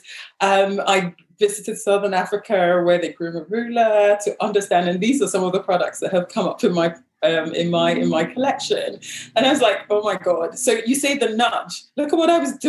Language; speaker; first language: English; non-native, local second language; Igbo